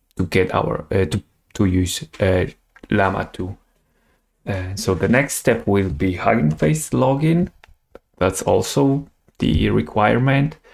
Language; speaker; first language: English; non-native, fluent; Polish